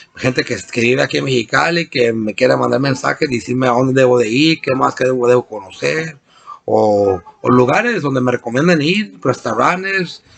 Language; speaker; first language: Spanish; early bilingual, other home language; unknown